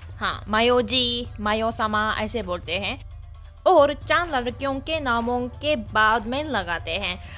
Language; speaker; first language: Hindi; non-native, fluent; Japanese